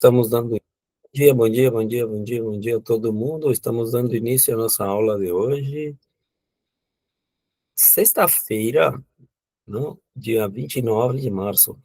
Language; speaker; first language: Portuguese; non-native, fluent; Spanish